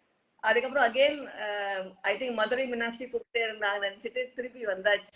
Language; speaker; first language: Tamil; non-native, local second language; Hindi